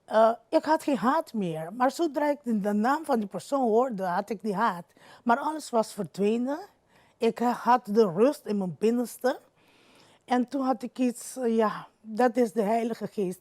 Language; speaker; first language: Dutch; non-native, local second language; Papiamento